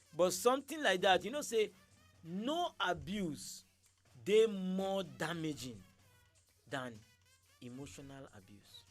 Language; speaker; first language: Nigerian Pidgin; native; Nigerian Pidgin